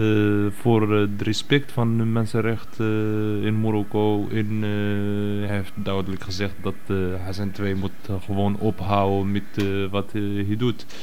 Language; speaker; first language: Dutch; non-native, fluent; Arabic